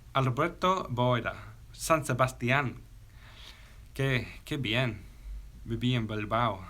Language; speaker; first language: Spanish; non-native, fluent; English